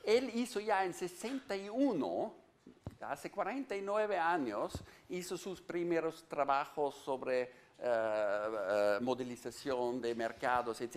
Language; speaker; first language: Spanish; non-native, fluent; German